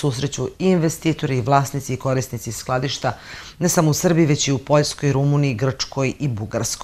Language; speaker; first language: Serbian; native; Serbian